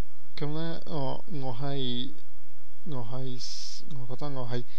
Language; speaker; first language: Cantonese; non-native, learner; Portuguese